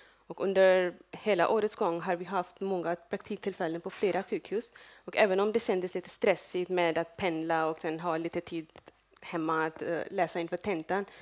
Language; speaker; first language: Swedish; non-native, fluent; Urdu